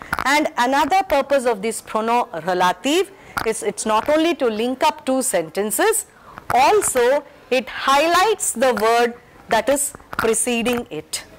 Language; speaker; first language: English; non-native, local second language; Telugu